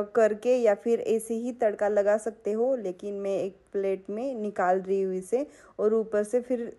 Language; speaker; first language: Hindi; non-native, local second language; Marathi